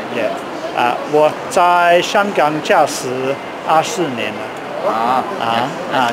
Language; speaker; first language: Chinese; non-native, learner; English